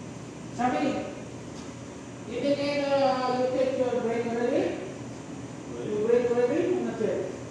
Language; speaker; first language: English; non-native, local second language; Filipino